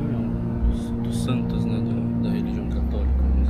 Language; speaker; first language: Portuguese; native; Portuguese